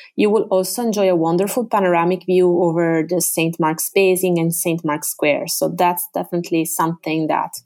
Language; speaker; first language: English; non-native, fluent; Italian